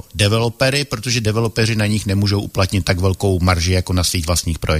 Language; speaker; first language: Czech; native; Czech